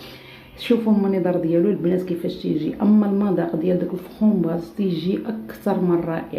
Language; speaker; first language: Arabic; native; Arabic